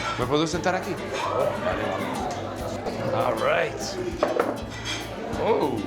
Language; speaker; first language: Spanish; non-native, learner; French